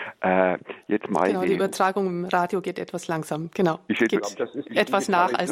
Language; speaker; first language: German; native; German